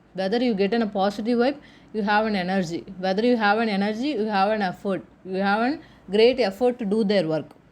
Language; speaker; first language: English; non-native, local second language; Tamil